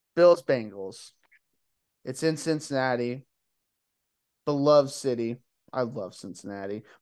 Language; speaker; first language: English; native; English